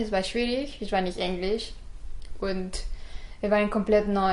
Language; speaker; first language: German; non-native, fluent; Spanish